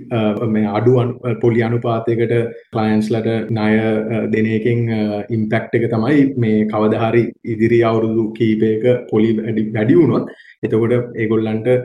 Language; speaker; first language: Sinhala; non-native, local second language; Tamil